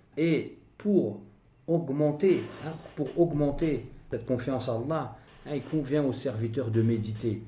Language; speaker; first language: French; native; French